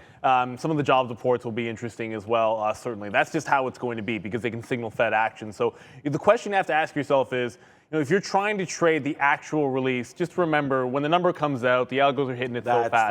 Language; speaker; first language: English; native; English